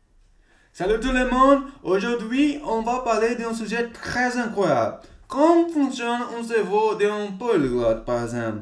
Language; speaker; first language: French; non-native, learner; Portuguese